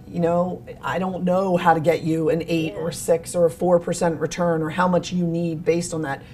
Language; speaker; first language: English; native; English